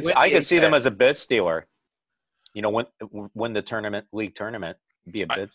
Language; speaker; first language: English; native; English